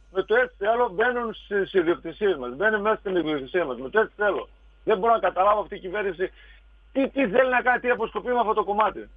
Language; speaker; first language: Greek; native; Greek